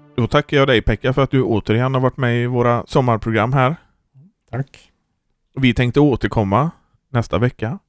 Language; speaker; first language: Swedish; native; Swedish